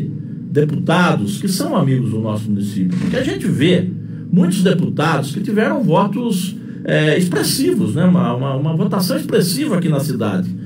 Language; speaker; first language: Portuguese; native; Portuguese